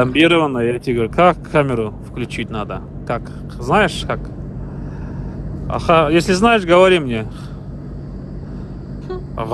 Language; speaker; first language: Russian; non-native, local second language; Kazakh